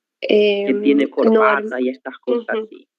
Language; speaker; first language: Spanish; non-native, fluent; Portuguese